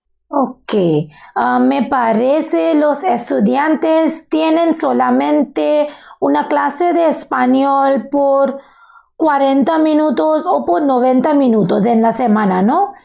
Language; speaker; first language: Spanish; non-native, learner; Bangla